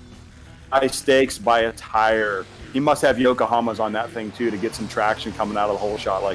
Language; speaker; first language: English; native; English